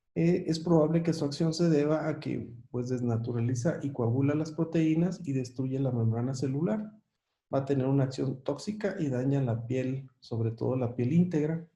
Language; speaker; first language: Spanish; native; Spanish